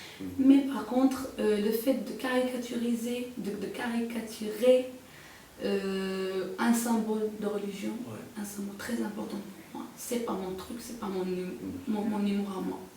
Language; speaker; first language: French; non-native, local second language; Arabic